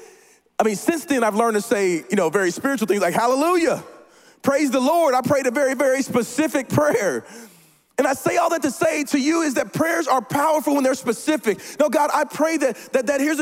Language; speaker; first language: English; native; English